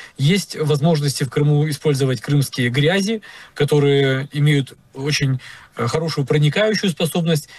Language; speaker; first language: Russian; native; Russian